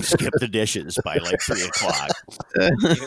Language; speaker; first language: English; native; English